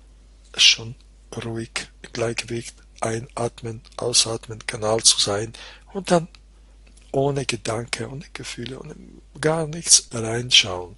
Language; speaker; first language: German; non-native, fluent; Croatian